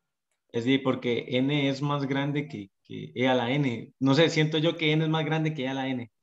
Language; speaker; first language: Spanish; native; Spanish